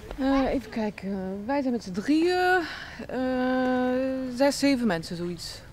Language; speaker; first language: Dutch; native; Dutch